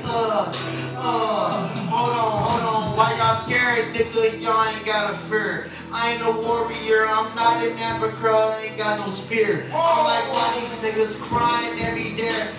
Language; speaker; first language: English; native; English